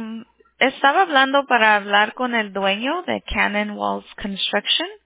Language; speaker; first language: Spanish; early bilingual, heritage; Spanish